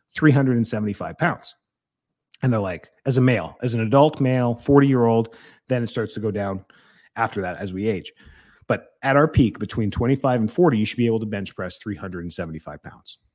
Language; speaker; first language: English; native; English